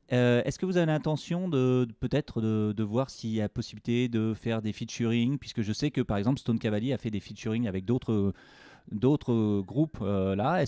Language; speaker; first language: French; native; French